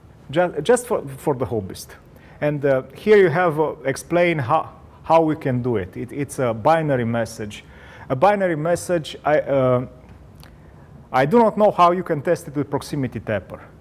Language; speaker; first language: English; non-native, fluent; Romanian